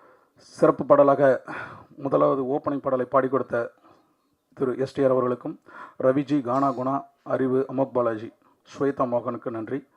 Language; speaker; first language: Tamil; native; Tamil